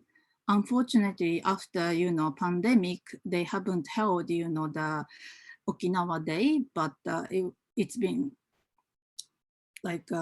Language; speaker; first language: English; non-native, fluent; Japanese